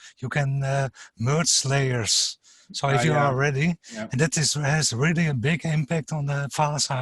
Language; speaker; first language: English; non-native, fluent; German